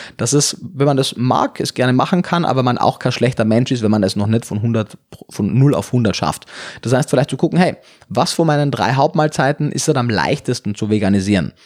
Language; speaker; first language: German; native; German